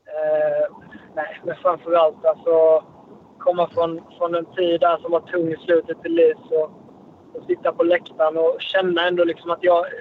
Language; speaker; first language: Swedish; native; Swedish